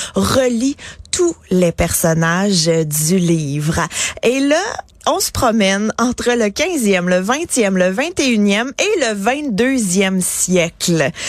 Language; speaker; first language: French; native; French